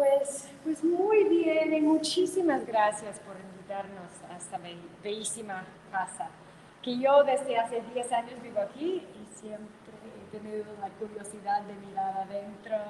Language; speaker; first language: Spanish; non-native, fluent; English